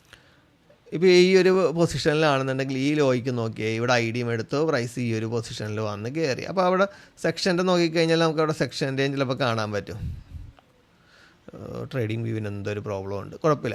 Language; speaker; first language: Malayalam; native; Malayalam